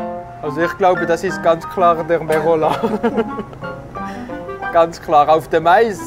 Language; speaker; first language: German; non-native, local second language; French